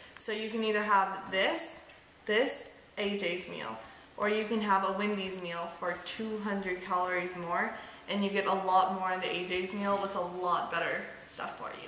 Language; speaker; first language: English; native; English